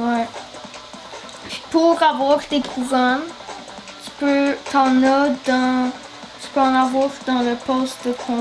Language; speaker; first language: French; native; French